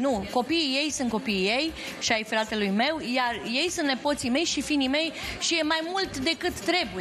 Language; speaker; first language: Romanian; native; Romanian